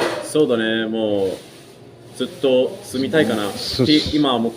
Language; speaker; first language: Japanese; non-native, fluent; English